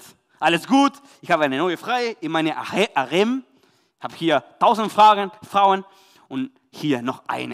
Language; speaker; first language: German; non-native, learner; Spanish